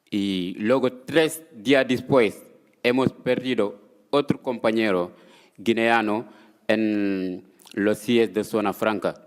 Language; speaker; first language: Spanish; non-native, fluent; Wolof